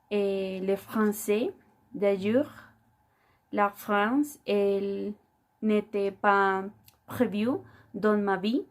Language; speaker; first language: French; non-native, fluent; Spanish